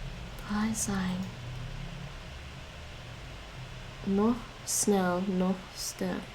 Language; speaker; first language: Dutch; non-native, learner; English